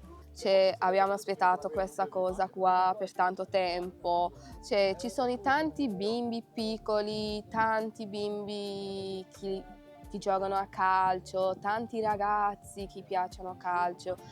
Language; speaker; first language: Italian; non-native, fluent; Kabuverdianu